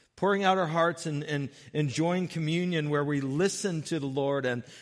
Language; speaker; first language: English; native; English